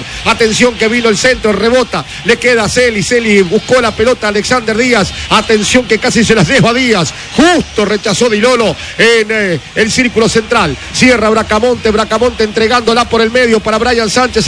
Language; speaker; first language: Spanish; native; Spanish